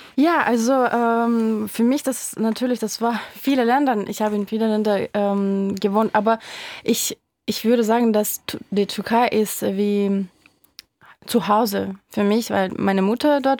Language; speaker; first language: German; non-native, fluent; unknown